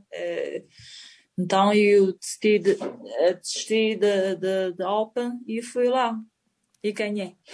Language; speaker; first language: Portuguese; non-native, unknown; Chinese